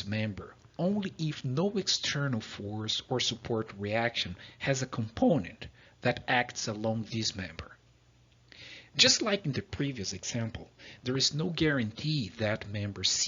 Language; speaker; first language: English; non-native, fluent; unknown